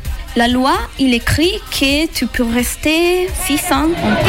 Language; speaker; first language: French; non-native, learner; Spanish